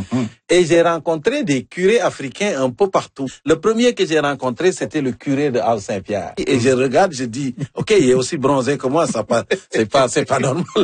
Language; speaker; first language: French; native; French